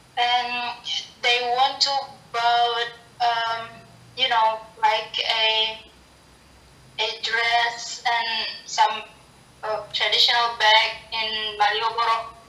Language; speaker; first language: English; non-native, learner; Indonesian